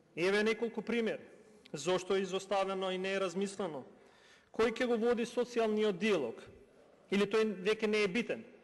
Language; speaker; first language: Macedonian; non-native, local second language; Albanian